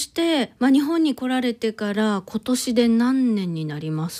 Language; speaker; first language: Japanese; native; Japanese